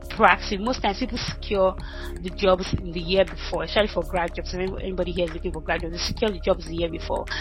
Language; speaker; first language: English; non-native, local second language; Yoruba